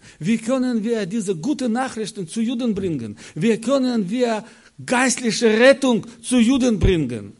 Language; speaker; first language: German; non-native, learner; Russian